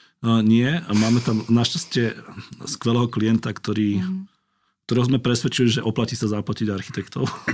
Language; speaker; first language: Slovak; native; Slovak